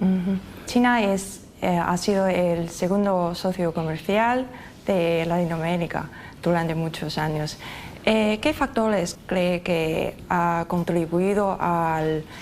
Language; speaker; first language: Spanish; non-native, fluent; Chinese